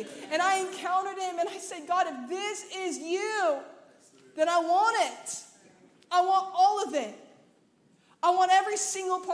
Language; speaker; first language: English; native; English